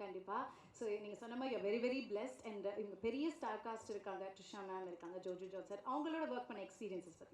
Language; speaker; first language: Tamil; native; Tamil